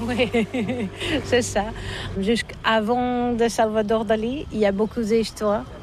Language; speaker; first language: French; non-native, learner; Spanish